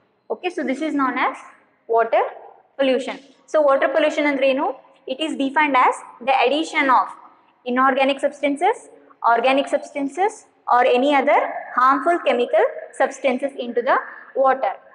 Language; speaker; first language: English; non-native, local second language; Kannada